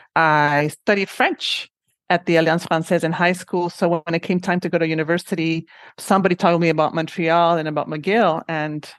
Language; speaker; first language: English; non-native, fluent; Spanish